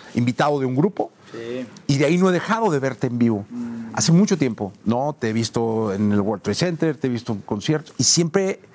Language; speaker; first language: Spanish; native; Spanish